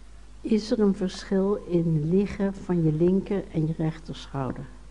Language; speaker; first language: Dutch; native; Dutch